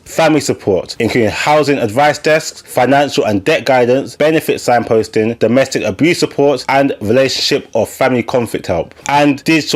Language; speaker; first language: English; native; English